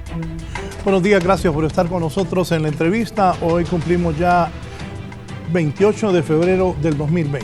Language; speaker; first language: Spanish; native; Spanish